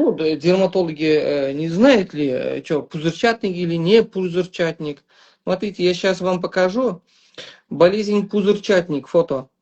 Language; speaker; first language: Russian; non-native, local second language; Uzbek